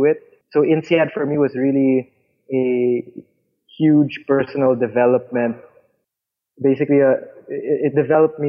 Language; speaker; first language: English; non-native, local second language; Filipino